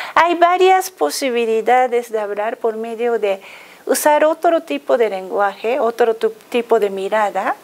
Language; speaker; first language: Spanish; non-native, fluent; Japanese